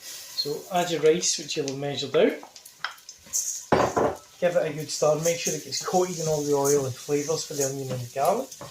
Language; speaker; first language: English; native; English